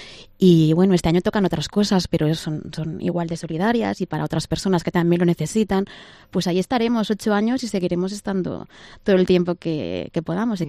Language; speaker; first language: Spanish; native; Spanish